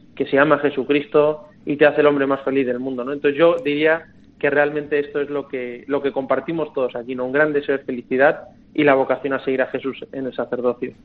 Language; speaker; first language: Spanish; native; Spanish